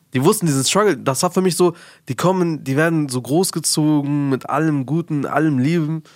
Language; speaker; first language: German; early bilingual, other home language; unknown